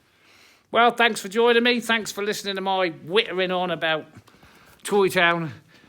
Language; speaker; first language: English; native; English